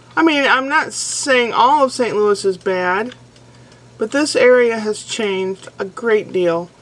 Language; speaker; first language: English; native; English